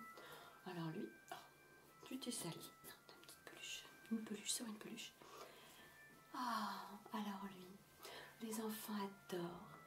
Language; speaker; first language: French; native; French